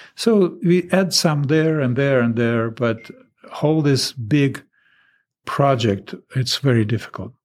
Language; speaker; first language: English; non-native, fluent; Russian